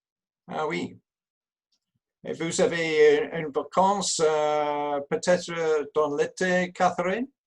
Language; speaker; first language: French; non-native, learner; English